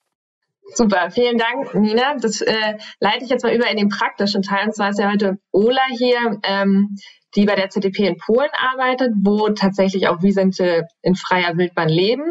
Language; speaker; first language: German; native; German